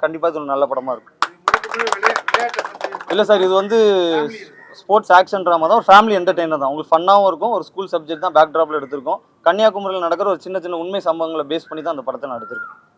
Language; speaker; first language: Tamil; native; Tamil